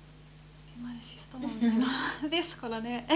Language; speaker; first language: Greek; early bilingual, heritage; Greek